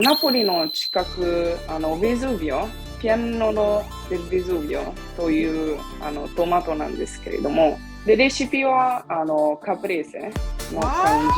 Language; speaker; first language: Japanese; non-native, fluent; Italian